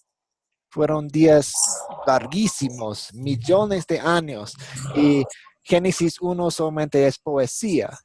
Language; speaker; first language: Spanish; non-native, fluent; English